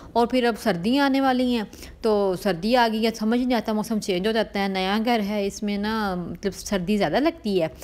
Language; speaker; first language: Urdu; non-native, local second language; Punjabi